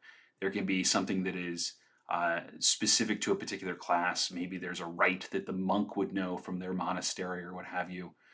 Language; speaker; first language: English; native; English